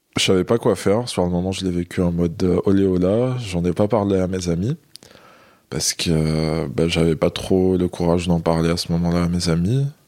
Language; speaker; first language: French; non-native, local second language; Arabic